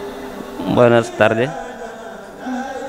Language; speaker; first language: Spanish; non-native, learner; Wolof